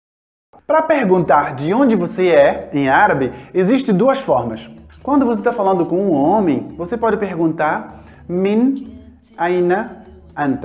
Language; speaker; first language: Portuguese; non-native, fluent; Arabic